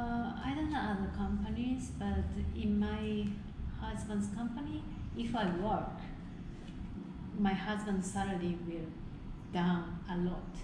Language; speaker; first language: English; non-native, fluent; Japanese